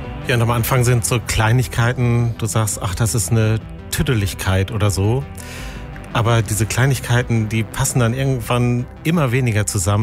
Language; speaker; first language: German; native; German